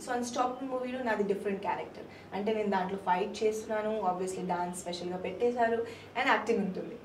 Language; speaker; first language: Telugu; non-native, local second language; Hindi